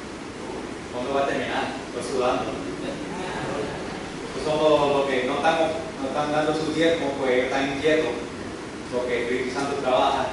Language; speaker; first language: Spanish; early bilingual, heritage; English